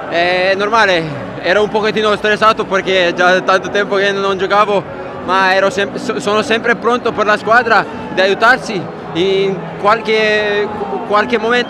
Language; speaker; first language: Italian; non-native, fluent; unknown